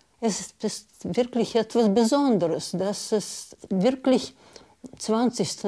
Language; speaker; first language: German; non-native, learner; Russian